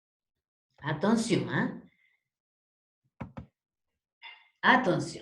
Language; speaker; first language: French; non-native, fluent; Spanish